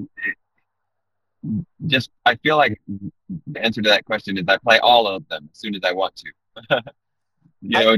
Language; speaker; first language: English; native; English